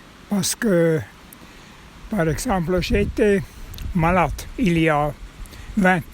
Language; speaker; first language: French; non-native, local second language; German